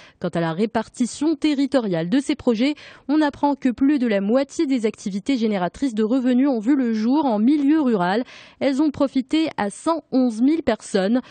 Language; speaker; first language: French; non-native, local second language; Arabic